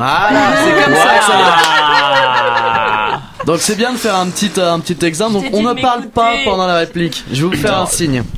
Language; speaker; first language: French; native; French